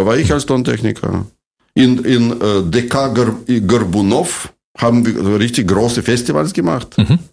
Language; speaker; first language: German; non-native, fluent; Russian